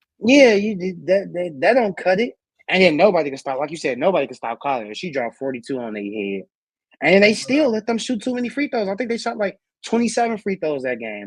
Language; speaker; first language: English; native; English